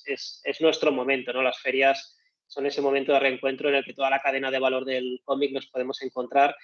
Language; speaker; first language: Spanish; native; Spanish